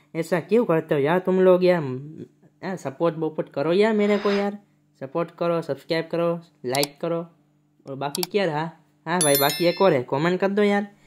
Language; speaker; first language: Hindi; non-native, local second language; Gujarati